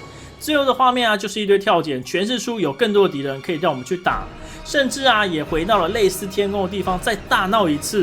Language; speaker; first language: Chinese; native; Chinese